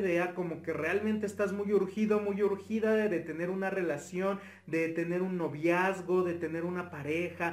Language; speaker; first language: Spanish; native; Spanish